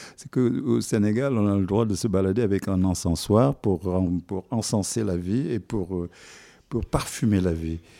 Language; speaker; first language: French; non-native, local second language; Wolof